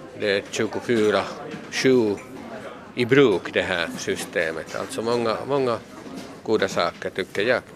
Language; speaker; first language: Swedish; non-native, local second language; Finnish